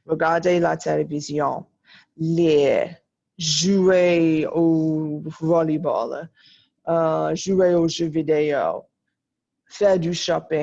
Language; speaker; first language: French; non-native, fluent; English